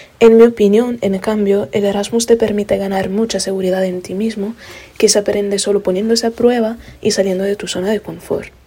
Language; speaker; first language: Spanish; non-native, fluent; Italian